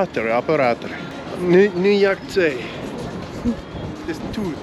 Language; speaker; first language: Ukrainian; non-native, learner; English